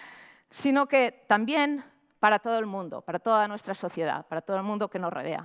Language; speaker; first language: Spanish; native; Spanish